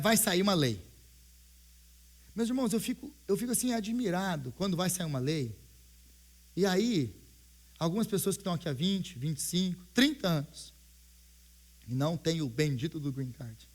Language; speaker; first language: Portuguese; native; Portuguese